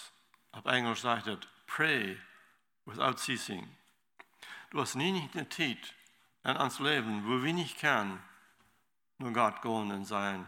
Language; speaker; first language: German; non-native, learner; Low German